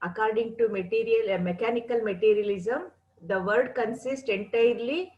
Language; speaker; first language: English; non-native, local second language; Kannada